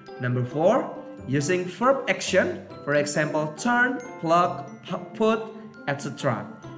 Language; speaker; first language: English; non-native, fluent; Indonesian